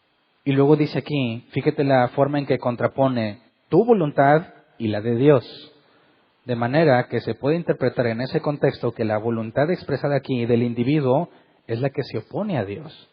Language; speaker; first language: Spanish; native; Spanish